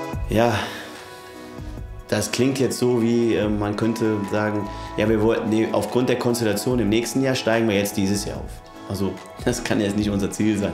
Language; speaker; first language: German; native; German